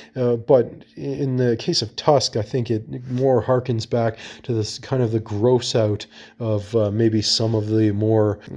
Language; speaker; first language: English; native; English